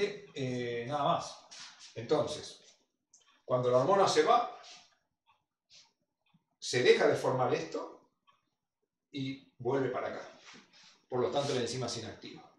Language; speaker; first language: Spanish; native; Spanish